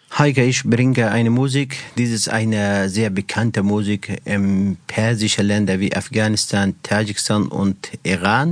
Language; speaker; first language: German; non-native, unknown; Persian